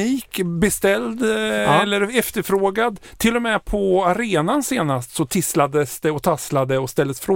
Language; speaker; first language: Swedish; native; Swedish